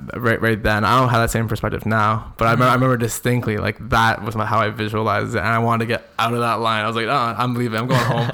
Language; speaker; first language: English; native; English